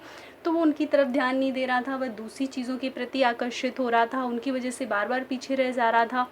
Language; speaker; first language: Hindi; native; Hindi